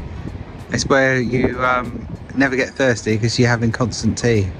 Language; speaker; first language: English; native; English